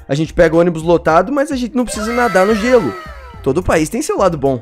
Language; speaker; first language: Portuguese; native; Portuguese